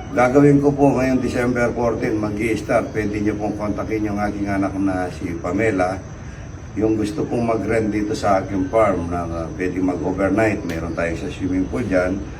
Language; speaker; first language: Filipino; non-native, local second language; Pampanga